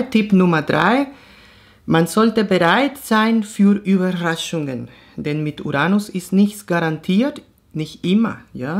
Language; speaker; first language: German; non-native, fluent; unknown